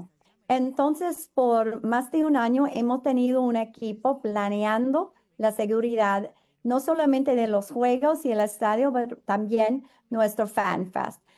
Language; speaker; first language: Spanish; non-native, fluent; English